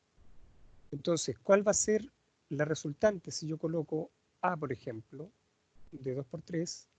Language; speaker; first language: Spanish; native; Spanish